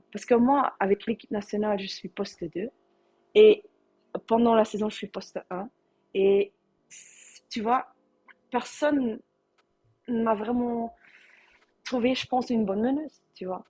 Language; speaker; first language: French; non-native, learner; Dutch